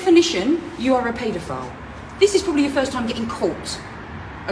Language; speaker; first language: English; native; English